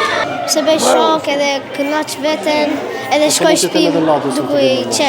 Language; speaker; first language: Albanian; early bilingual, heritage; Albanian